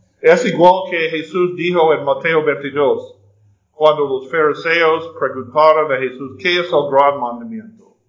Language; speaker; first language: Spanish; non-native, fluent; English